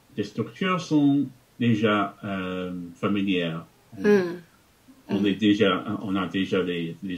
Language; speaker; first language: French; non-native, fluent; English